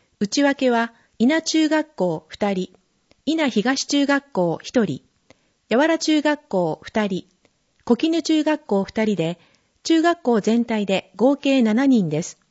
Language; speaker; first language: Japanese; native; Japanese